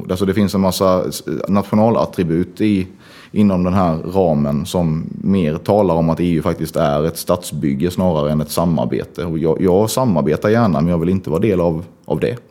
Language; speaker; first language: Swedish; native; Swedish